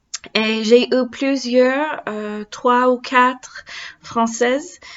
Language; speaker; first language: French; non-native, learner; English